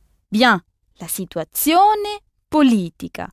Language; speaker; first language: Italian; non-native, fluent; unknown